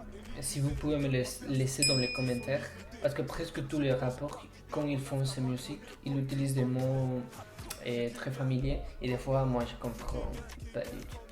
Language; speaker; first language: French; non-native, fluent; Spanish